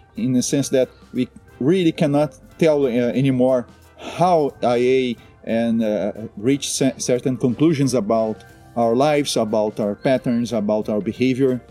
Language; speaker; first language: English; non-native, fluent; Portuguese